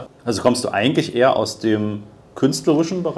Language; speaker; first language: German; native; German